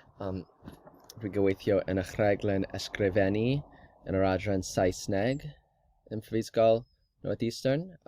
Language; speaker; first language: Welsh; non-native, learner; English